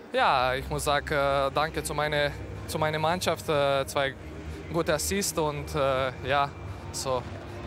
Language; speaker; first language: German; non-native, learner; Slovenian